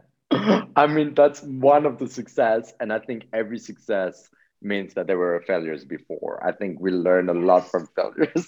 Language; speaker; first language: English; non-native, fluent; Polish